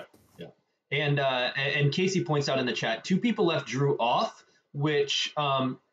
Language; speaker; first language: English; native; English